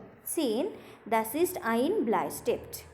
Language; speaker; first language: German; non-native, fluent; Marathi